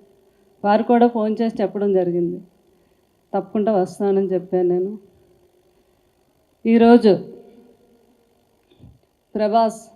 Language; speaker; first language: Telugu; native; Telugu